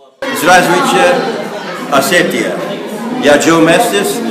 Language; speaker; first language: Russian; non-native, learner; English